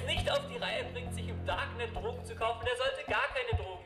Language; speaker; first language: German; native; German